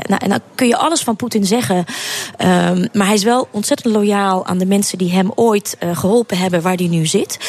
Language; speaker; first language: Dutch; early bilingual, other home language; Russian